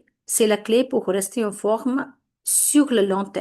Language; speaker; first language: French; non-native, fluent; Hindi